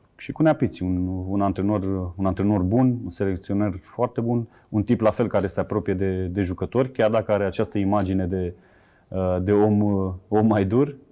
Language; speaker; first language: Romanian; native; Romanian